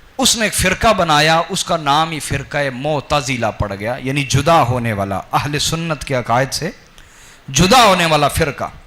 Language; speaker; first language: Urdu; non-native, local second language; Punjabi